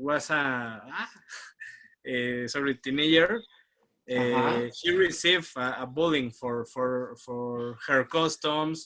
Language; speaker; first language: English; non-native, learner; Spanish